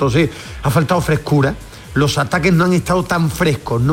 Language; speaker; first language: Spanish; native; Spanish